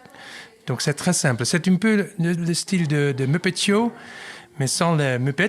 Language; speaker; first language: French; non-native, learner; Dutch